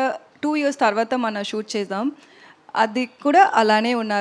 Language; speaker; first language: Telugu; non-native, learner; Tamil